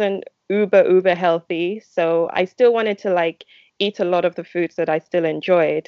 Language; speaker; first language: English; non-native, local second language; Yoruba